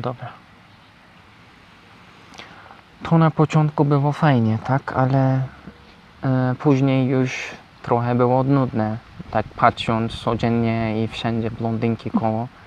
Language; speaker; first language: Polish; non-native, learner; Turkish